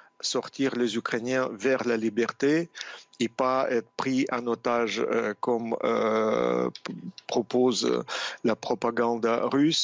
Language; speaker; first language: French; non-native, fluent; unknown